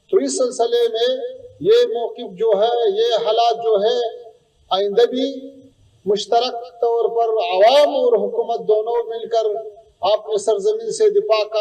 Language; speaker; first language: Hindi; non-native, fluent; Pashto